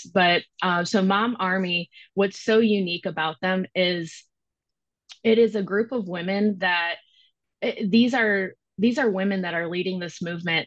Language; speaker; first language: English; native; English